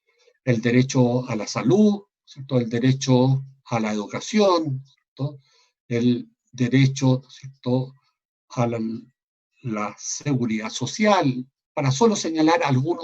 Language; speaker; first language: Spanish; native; Spanish